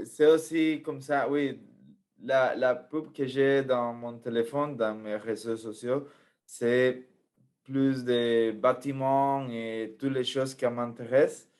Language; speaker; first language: French; non-native, fluent; Spanish